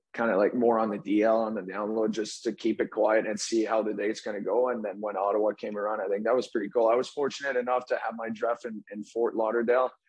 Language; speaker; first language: English; native; English